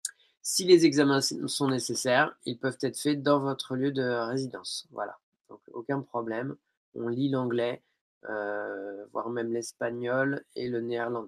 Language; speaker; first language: French; native; French